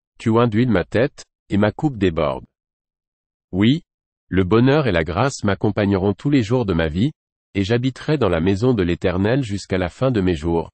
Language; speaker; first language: French; non-native, local second language; Haitian Creole